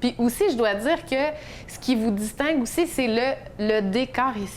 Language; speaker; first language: French; native; French